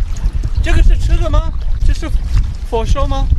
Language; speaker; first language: Chinese; non-native, fluent; English